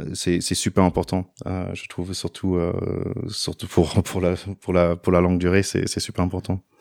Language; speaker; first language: French; non-native, fluent; English